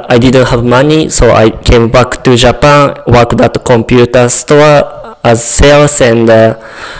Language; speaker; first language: English; non-native, learner; Japanese